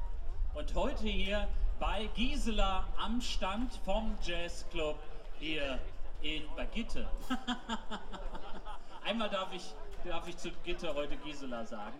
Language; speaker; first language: German; native; German